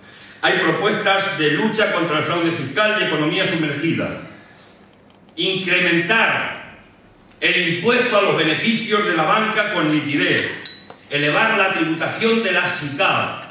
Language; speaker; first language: Spanish; native; Spanish